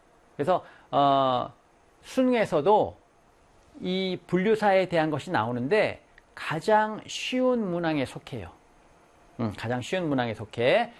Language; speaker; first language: Korean; native; Korean